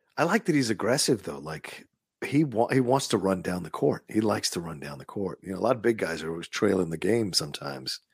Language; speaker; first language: English; early bilingual, other home language; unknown